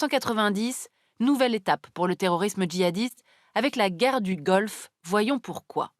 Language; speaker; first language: French; native; French